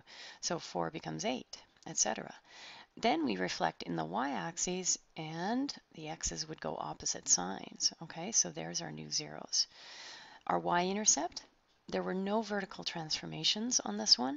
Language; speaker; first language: English; native; English